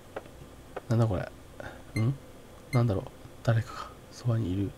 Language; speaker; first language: Japanese; native; Japanese